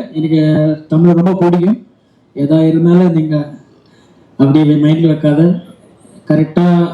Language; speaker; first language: Tamil; non-native, learner; Malayalam